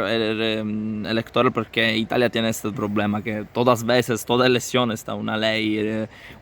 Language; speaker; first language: Spanish; non-native, learner; Italian